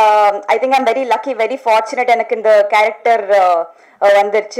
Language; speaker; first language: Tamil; non-native, learner; Telugu